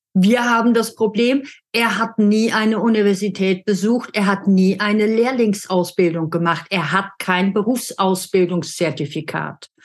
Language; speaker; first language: German; native; German